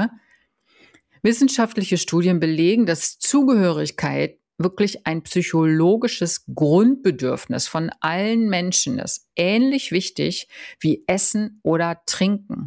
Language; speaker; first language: German; native; German